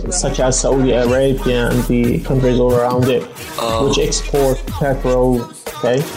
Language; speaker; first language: English; non-native, fluent; Arabic